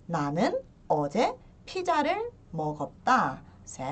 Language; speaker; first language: Korean; early bilingual, heritage; Korean